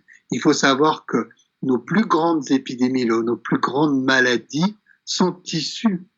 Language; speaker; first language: French; native; French